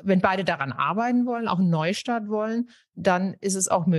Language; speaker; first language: German; native; German